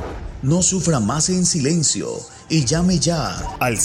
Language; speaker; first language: Spanish; native; Spanish